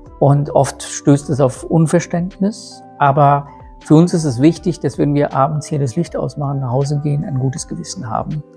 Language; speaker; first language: German; early bilingual, other home language; Persian